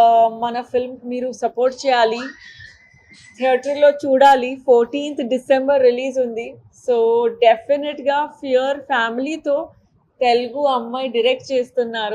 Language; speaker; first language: Telugu; non-native, local second language; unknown